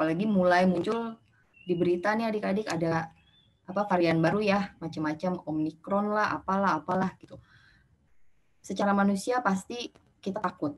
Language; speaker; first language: Indonesian; native; Indonesian